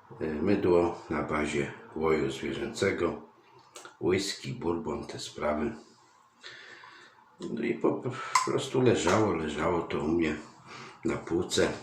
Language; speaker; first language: Polish; native; Polish